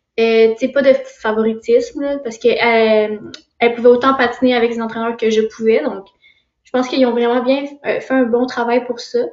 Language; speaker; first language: French; native; French